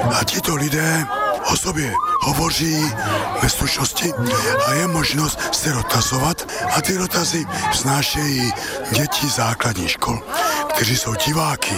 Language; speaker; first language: Czech; native; Czech